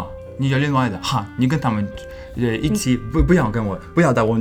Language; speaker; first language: Chinese; non-native, learner; English